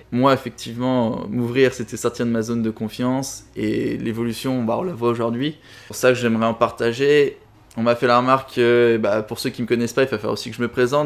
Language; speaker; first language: French; native; French